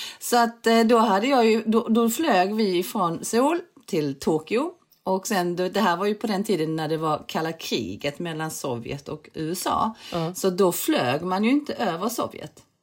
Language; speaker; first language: Swedish; early bilingual, other home language; Korean